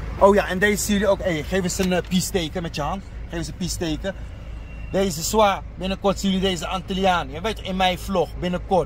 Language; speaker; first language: Dutch; non-native, fluent; Arabic